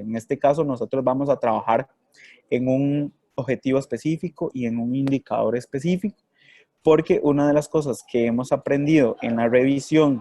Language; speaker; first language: Spanish; native; Spanish